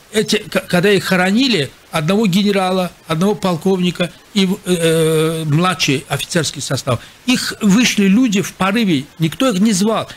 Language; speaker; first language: Russian; non-native, local second language; Azerbaijani